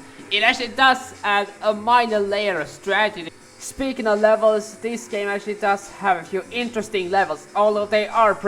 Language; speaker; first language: English; non-native, fluent; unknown